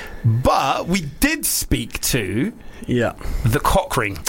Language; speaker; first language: English; native; English